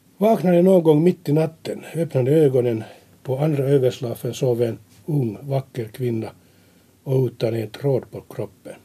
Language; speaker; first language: Swedish; native; Swedish